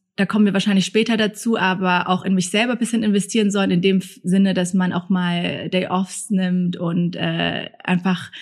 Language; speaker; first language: German; early bilingual, other home language; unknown